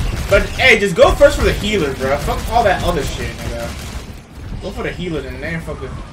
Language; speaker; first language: English; early bilingual, other home language; Spanish